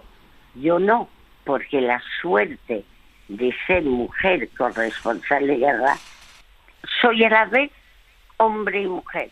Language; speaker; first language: Spanish; early bilingual, other home language; French